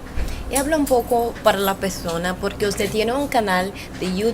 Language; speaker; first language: Spanish; non-native, learner; Portuguese